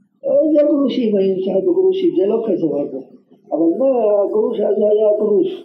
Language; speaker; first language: Hebrew; non-native, fluent; Arabic